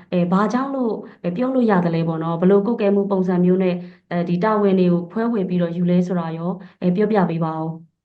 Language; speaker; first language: Burmese; native; Burmese